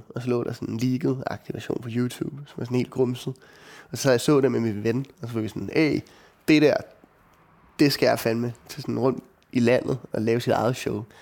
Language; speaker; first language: Danish; native; Danish